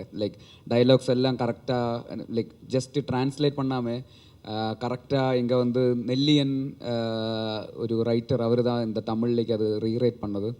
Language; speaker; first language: Tamil; non-native, learner; Malayalam